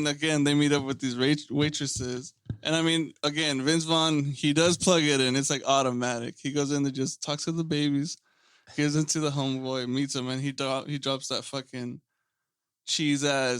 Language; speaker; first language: English; native; English